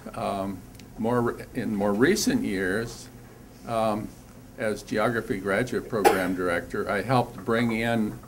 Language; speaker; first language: English; native; English